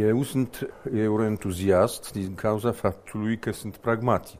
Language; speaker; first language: Romanian; non-native, fluent; Polish